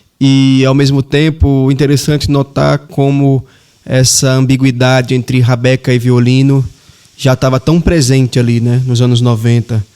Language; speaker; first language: Portuguese; native; Portuguese